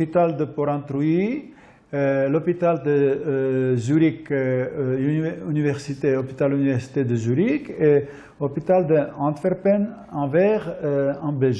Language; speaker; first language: French; non-native, fluent; Armenian